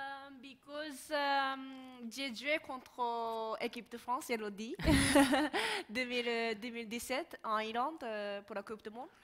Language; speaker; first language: French; non-native, learner; Japanese